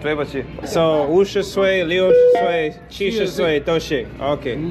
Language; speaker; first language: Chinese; non-native, learner; English